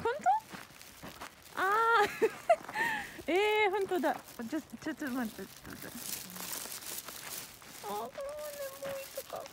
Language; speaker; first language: Japanese; non-native, learner; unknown